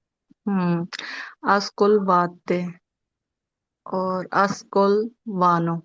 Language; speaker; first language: Italian; non-native, learner; Urdu